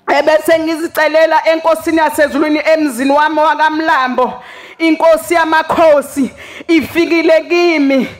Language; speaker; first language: Zulu; native; Zulu